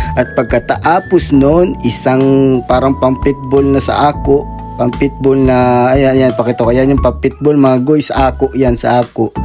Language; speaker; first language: Filipino; native; Filipino